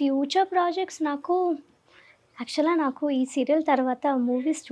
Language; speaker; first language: Telugu; non-native, learner; Malayalam